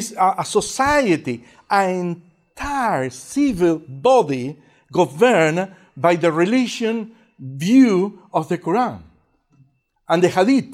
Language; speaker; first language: English; non-native, fluent; Spanish